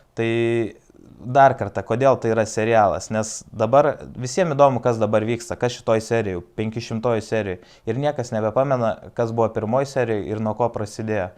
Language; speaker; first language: Lithuanian; native; Lithuanian